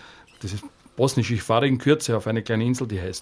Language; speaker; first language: German; native; German